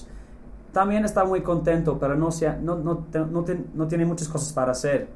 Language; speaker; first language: Spanish; non-native, fluent; English